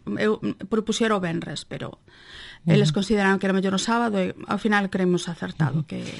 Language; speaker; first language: Galician; native; Galician